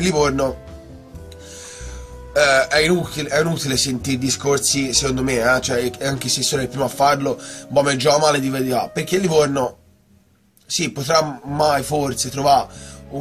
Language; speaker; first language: Italian; native; Italian